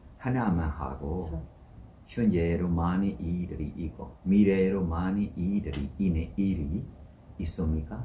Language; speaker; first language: Korean; non-native, learner; Burmese